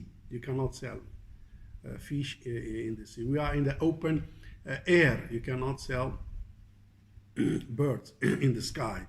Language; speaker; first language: English; non-native, fluent; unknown